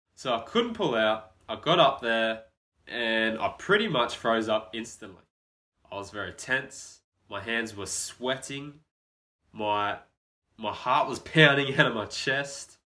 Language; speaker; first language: English; native; English